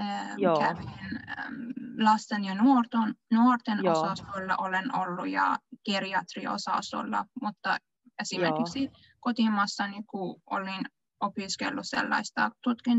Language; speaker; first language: Finnish; non-native, learner; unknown